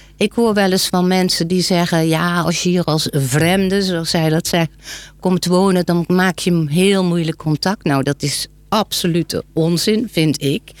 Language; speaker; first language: Dutch; native; Dutch